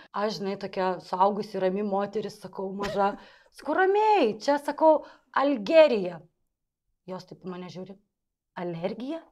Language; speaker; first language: Lithuanian; non-native, local second language; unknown